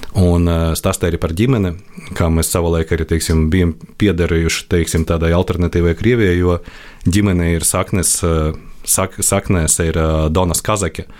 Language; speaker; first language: Latvian; non-native, local second language; Russian